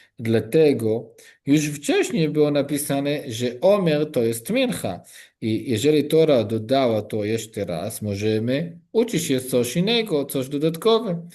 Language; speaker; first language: Polish; non-native, learner; Hebrew